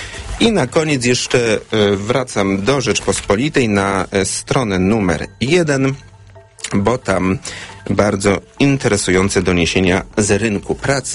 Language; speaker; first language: Polish; native; Polish